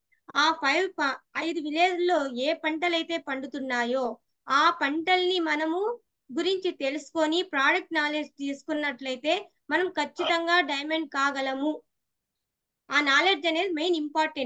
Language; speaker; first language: Telugu; native; Telugu